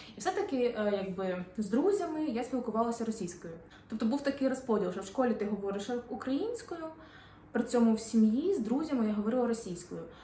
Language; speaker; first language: Ukrainian; non-native, local second language; Russian